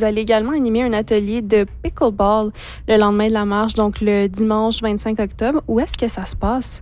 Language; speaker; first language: French; native; French